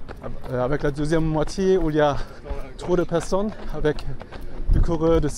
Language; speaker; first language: French; non-native, fluent; German